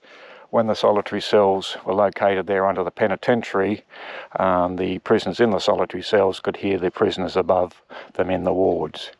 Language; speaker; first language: English; native; English